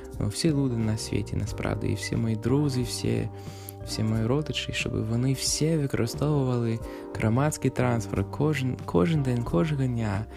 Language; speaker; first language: Ukrainian; non-native, fluent; English